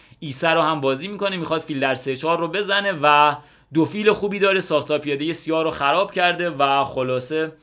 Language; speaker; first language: Persian; native; Persian